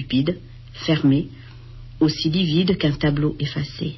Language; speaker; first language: French; native; French